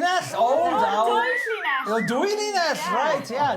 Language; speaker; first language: Welsh; non-native, fluent; English